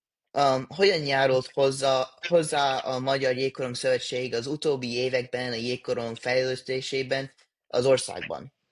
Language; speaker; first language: Hungarian; early bilingual, heritage; English